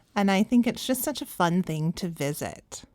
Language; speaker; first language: English; native; English